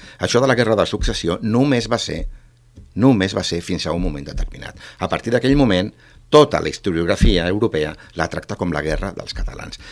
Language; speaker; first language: Catalan; non-native, local second language; Spanish